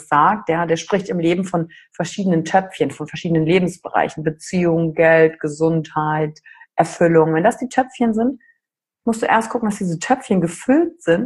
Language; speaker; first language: German; native; German